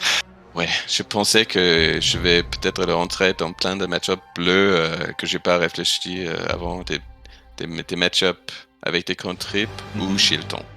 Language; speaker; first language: French; non-native, fluent; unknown